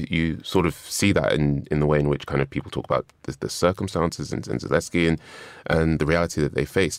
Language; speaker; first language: English; non-native, local second language; Yoruba